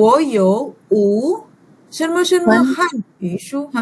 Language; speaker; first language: Chinese; non-native, fluent; Indonesian